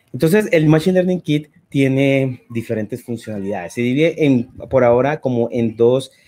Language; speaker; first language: Spanish; native; Spanish